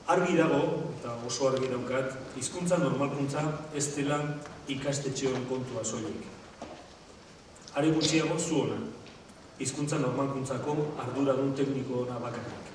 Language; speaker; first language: Basque; native; Basque